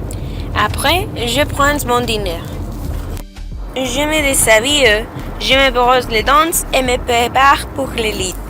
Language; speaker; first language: French; non-native, learner; Spanish